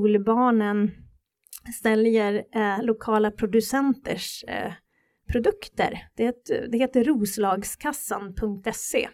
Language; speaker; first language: Swedish; native; Swedish